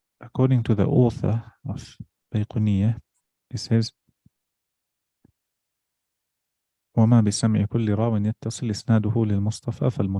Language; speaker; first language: Arabic; non-native, fluent; English